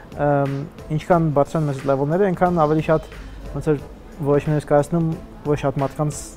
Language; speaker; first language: Armenian; early bilingual, heritage; Armenian